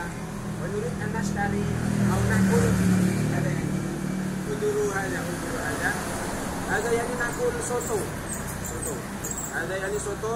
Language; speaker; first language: Arabic; non-native, learner; Indonesian